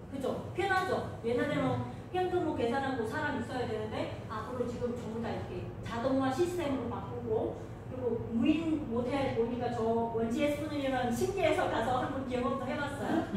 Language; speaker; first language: Korean; non-native, fluent; Vietnamese